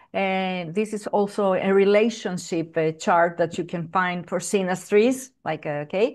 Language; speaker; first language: English; non-native, fluent; Greek